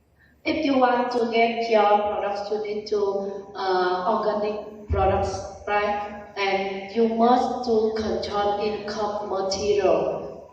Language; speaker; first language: English; non-native, learner; Vietnamese